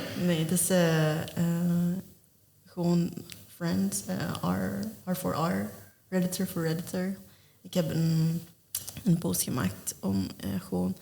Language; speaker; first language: Dutch; non-native, learner; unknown